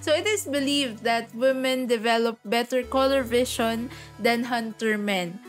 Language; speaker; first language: English; non-native, local second language; Filipino